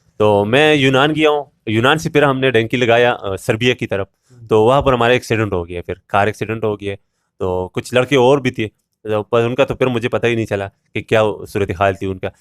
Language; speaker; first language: Urdu; non-native, local second language; Pashto